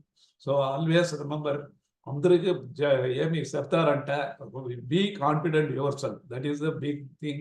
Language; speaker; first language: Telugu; non-native, local second language; Tamil